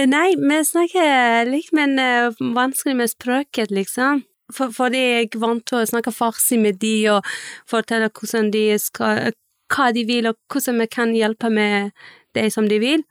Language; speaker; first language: Norwegian; early bilingual, other home language; Persian